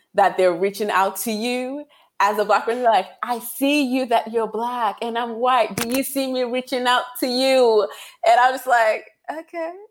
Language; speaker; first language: English; non-native, local second language; Yoruba